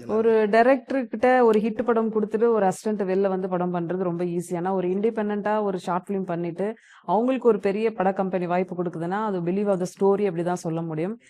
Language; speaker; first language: Tamil; native; Tamil